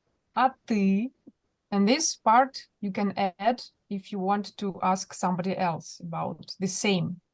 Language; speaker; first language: English; non-native, fluent; Russian